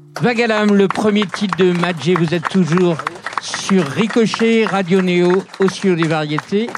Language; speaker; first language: French; native; French